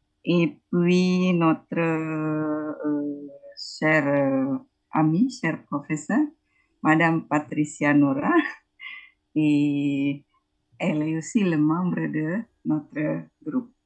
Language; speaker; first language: French; non-native, fluent; Indonesian